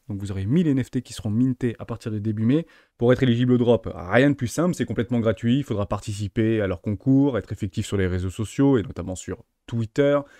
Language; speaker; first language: French; native; French